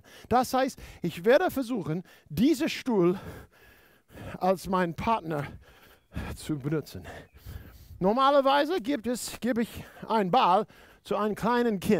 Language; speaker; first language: German; non-native, fluent; English